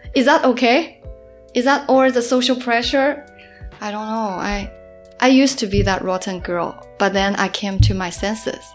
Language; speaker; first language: English; non-native, fluent; Chinese